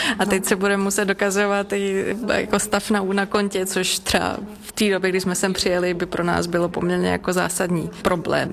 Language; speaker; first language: Czech; native; Czech